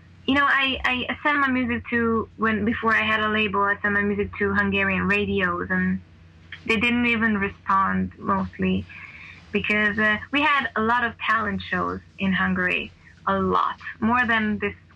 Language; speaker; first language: English; non-native, fluent; Hungarian